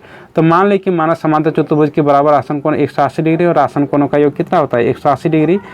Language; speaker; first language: Hindi; native; Hindi